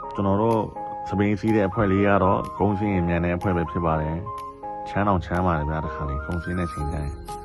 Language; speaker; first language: Burmese; non-native, local second language; Shan